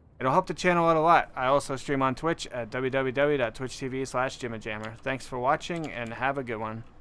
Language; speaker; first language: English; native; English